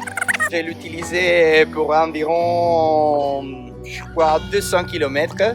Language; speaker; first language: French; non-native, fluent; Spanish